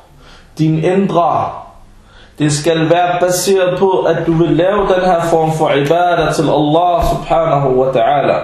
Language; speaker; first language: Danish; early bilingual, other home language; Arabic